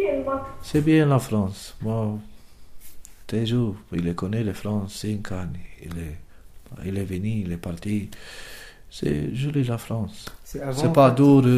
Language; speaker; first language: French; non-native, learner; Romanian